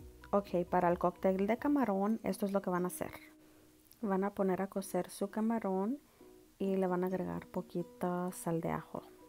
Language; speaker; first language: Spanish; early bilingual, heritage; Spanish